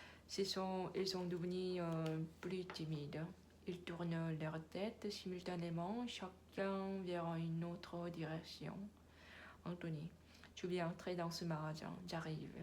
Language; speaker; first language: French; non-native, learner; Korean